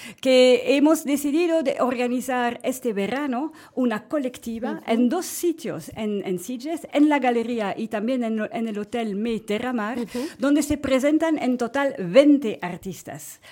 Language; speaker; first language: Spanish; non-native, fluent; French